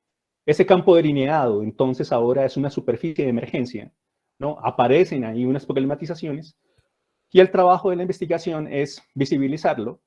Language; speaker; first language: Spanish; native; Spanish